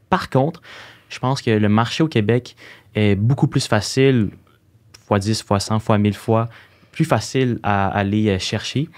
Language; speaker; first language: French; native; French